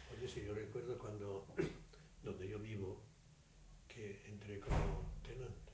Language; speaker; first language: Spanish; native; Spanish